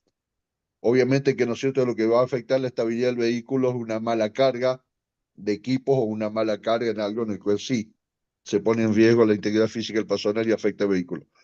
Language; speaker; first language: Spanish; native; Spanish